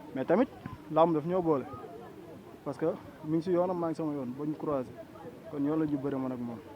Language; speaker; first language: Wolof; native; Wolof